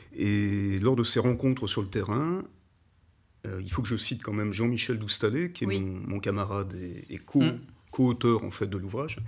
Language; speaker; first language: French; native; French